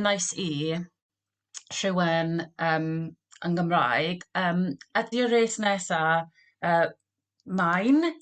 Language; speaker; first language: Welsh; non-native, local second language; English